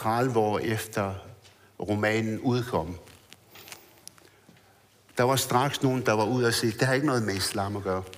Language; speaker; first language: Danish; early bilingual, other home language; Arabic